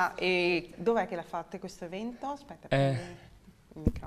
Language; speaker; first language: Italian; native; Italian